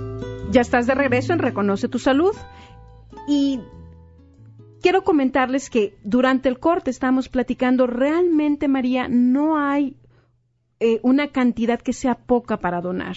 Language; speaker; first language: Spanish; native; Spanish